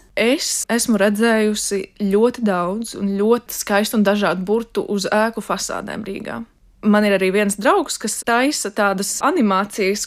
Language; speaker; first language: Latvian; non-native, local second language; Russian